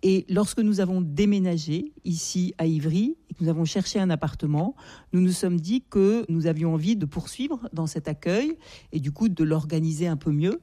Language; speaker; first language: French; native; French